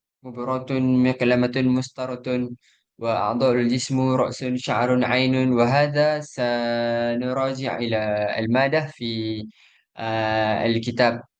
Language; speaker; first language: Arabic; non-native, learner; Malay